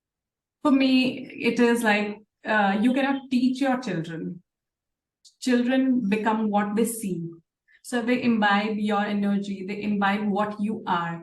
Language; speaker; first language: English; non-native, local second language; Hindi